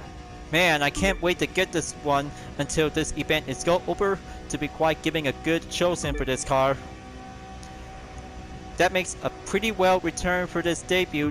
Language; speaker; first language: English; non-native, fluent; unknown